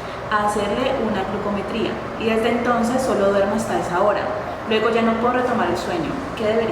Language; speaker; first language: Spanish; native; Spanish